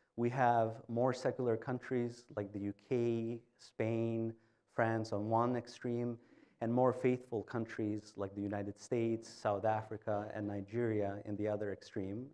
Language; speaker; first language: English; non-native, fluent; Albanian